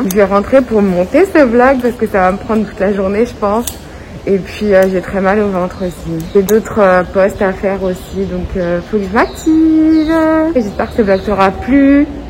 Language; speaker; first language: French; native; French